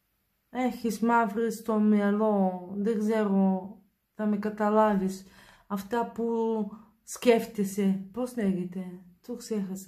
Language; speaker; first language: Greek; non-native, learner; Bulgarian